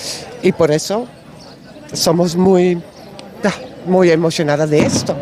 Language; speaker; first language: Spanish; non-native, learner; Dutch